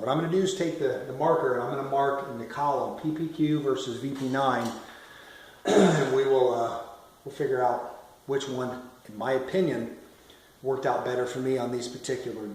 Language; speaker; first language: English; native; English